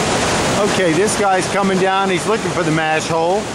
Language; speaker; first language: English; native; English